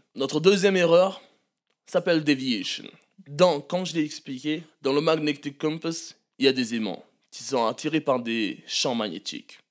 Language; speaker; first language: French; non-native, local second language; Malagasy